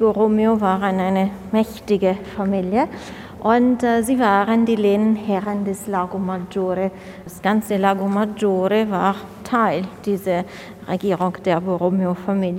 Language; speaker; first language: German; non-native, fluent; Italian